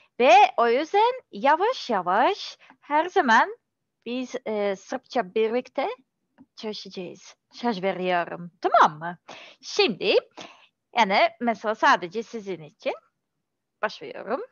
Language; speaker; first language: Turkish; non-native, learner; Serbian